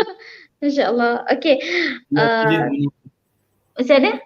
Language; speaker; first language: Malay; native; Malay